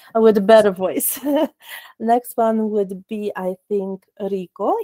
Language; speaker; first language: English; non-native, fluent; Romanian